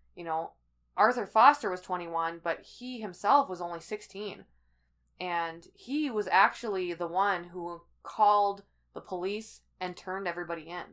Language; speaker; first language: English; native; English